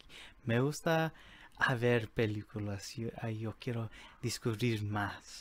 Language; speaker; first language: Spanish; early bilingual, heritage; Spanish